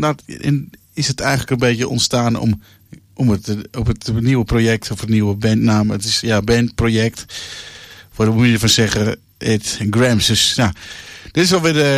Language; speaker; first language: Dutch; native; Dutch